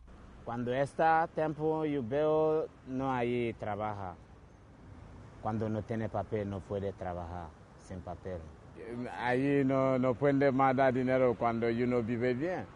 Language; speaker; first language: Spanish; non-native, learner; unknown